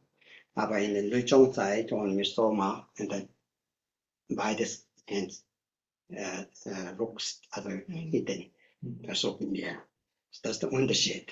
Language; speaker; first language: German; non-native, learner; Tibetan